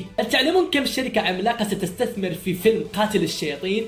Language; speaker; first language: Arabic; native; Arabic